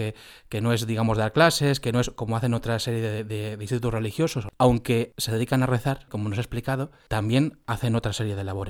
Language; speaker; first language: Spanish; native; Spanish